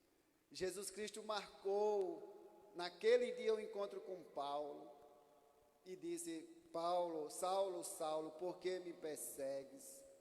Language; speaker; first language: Portuguese; native; Portuguese